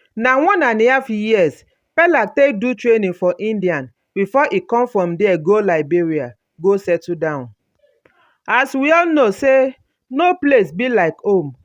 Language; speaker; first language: Nigerian Pidgin; native; Nigerian Pidgin